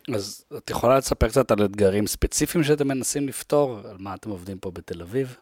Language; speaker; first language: Hebrew; native; Hebrew